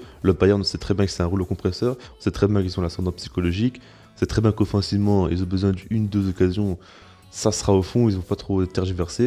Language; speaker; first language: French; native; French